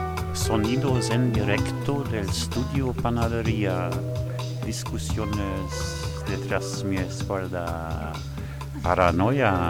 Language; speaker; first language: Spanish; non-native, learner; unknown